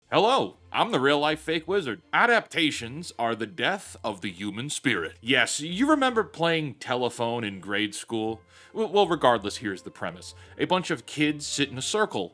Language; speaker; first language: English; native; English